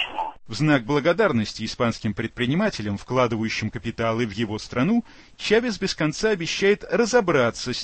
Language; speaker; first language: Russian; native; Russian